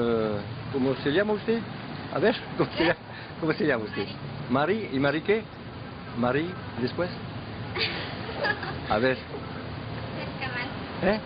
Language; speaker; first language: Spanish; non-native, learner; French